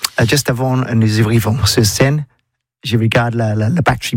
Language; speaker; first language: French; non-native, learner; English